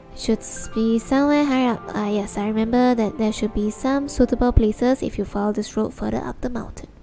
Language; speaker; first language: English; native; English